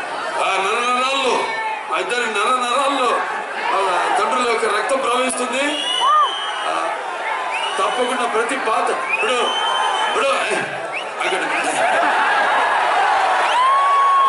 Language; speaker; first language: Telugu; native; Telugu